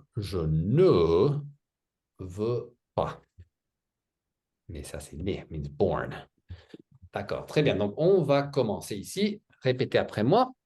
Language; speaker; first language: French; native; French